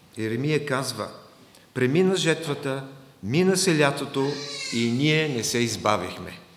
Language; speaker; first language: Bulgarian; non-native, fluent; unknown